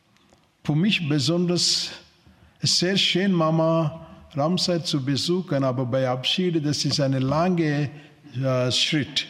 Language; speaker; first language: German; non-native, learner; Telugu